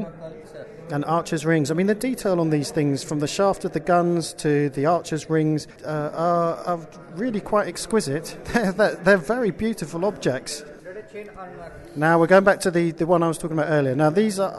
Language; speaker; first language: English; native; English